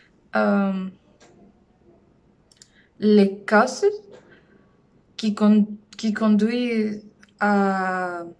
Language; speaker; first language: French; non-native, learner; Spanish